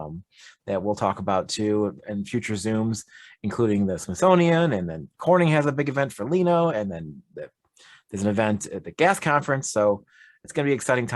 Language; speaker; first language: English; native; English